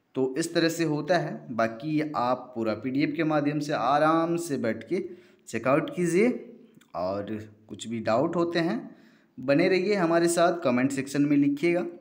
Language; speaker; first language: Hindi; native; Hindi